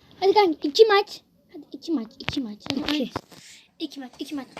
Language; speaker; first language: Turkish; native; Turkish